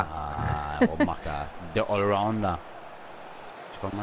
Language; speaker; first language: German; native; German